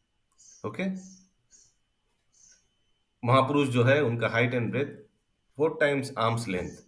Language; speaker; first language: Hindi; non-native, local second language; Bangla